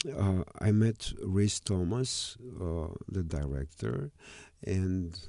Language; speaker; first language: English; non-native, fluent; Romanian